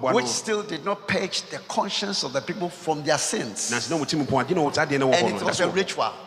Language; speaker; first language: English; non-native, local second language; Ga